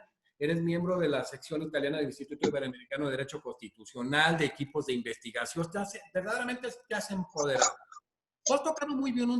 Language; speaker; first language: Spanish; native; Spanish